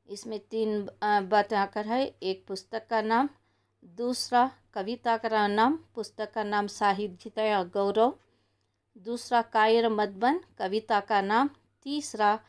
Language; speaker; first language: Hindi; non-native, local second language; Kannada